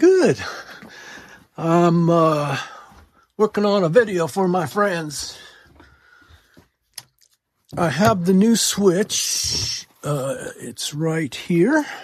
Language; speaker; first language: English; native; English